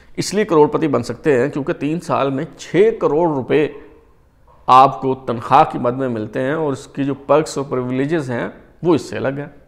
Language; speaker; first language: Urdu; native; Urdu